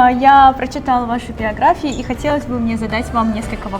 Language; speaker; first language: Russian; native; Russian